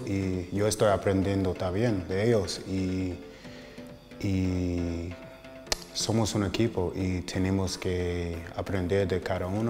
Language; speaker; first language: Spanish; non-native, fluent; English